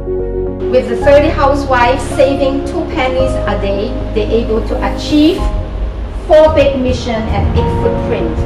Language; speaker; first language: English; non-native, learner; Chinese